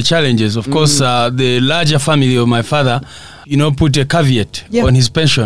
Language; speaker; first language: English; non-native, local second language; Nyankole